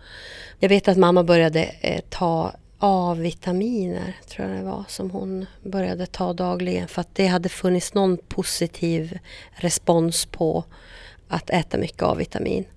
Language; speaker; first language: Swedish; native; Swedish